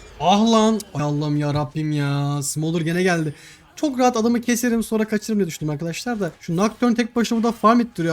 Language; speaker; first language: Turkish; native; Turkish